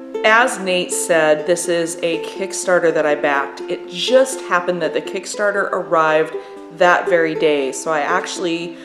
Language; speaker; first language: English; native; English